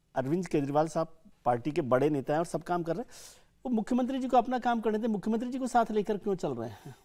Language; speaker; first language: Hindi; native; Hindi